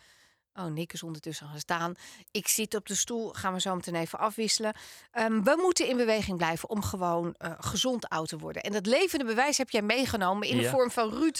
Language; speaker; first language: Dutch; native; Dutch